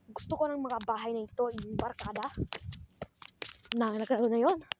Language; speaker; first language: Filipino; non-native, learner; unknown